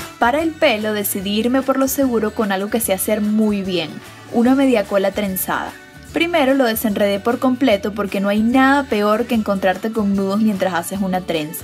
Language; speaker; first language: Spanish; native; Spanish